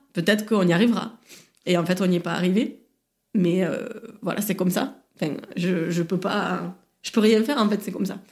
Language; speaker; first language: French; native; French